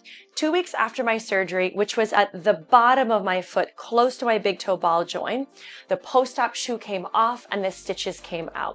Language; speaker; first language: English; native; English